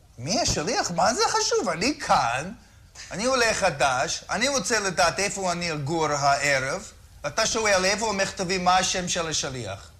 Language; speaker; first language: Hebrew; non-native, fluent; English